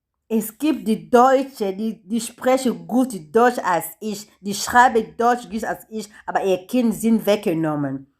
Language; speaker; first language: German; non-native, learner; Lingala